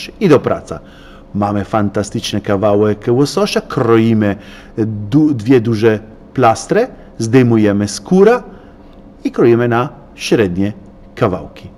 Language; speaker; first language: Polish; non-native, learner; Italian